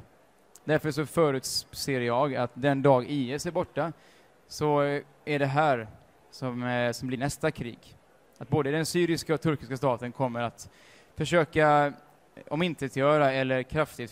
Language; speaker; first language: Swedish; native; Swedish